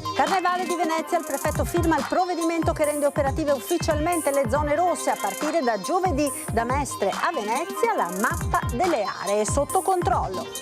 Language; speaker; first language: Italian; native; Italian